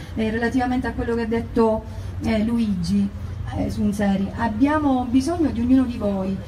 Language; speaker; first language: Italian; native; Italian